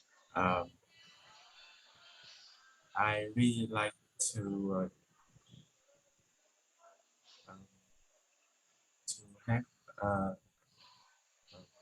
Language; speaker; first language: English; non-native, learner; Vietnamese